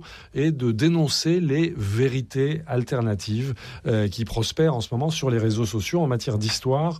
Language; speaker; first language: French; native; French